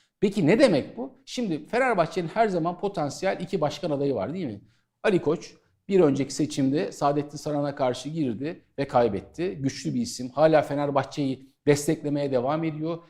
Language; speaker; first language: Turkish; native; Turkish